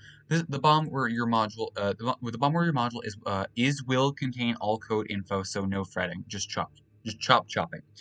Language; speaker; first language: English; native; English